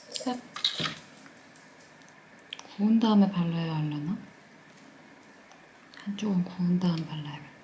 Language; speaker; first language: Korean; native; Korean